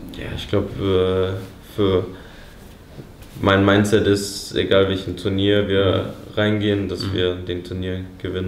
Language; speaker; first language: German; early bilingual, heritage; English